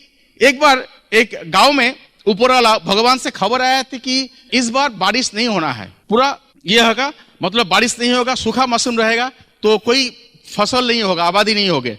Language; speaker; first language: Hindi; non-native, local second language; Bangla